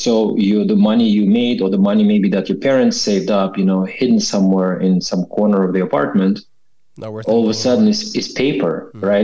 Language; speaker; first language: English; non-native, fluent; Russian